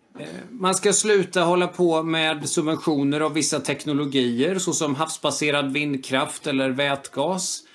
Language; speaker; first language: Swedish; native; Swedish